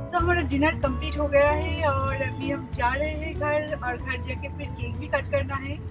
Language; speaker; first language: Hindi; non-native, local second language; Bangla